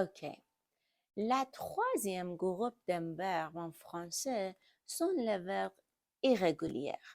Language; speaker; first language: French; non-native, learner; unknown